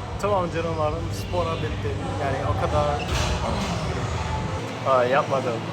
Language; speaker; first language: Turkish; early bilingual, heritage; Turkish